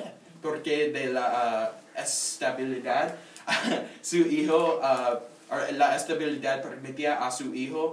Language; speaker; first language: Spanish; non-native, learner; English